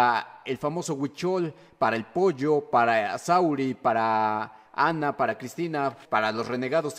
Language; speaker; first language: Spanish; native; Spanish